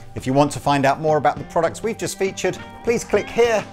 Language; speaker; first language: English; non-native, fluent; Danish